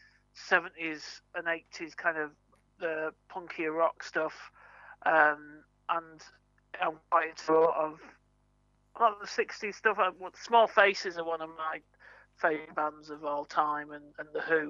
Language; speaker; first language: English; native; English